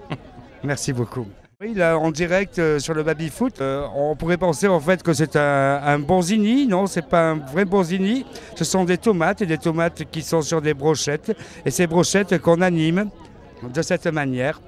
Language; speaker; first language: French; native; French